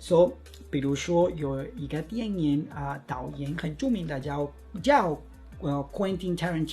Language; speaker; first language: Chinese; non-native, fluent; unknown